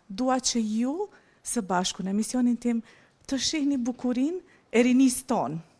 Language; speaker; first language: Albanian; native; Albanian